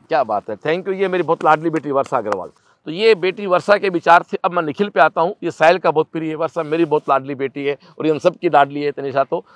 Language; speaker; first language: Hindi; native; Hindi